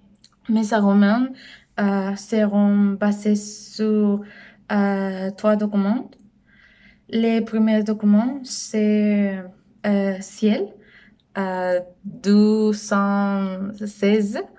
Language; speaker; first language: French; non-native, learner; Spanish